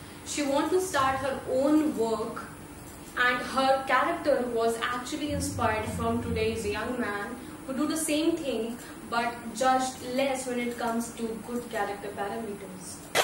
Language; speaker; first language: English; non-native, local second language; Hindi